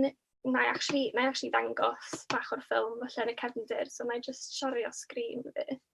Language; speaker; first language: Welsh; native; Welsh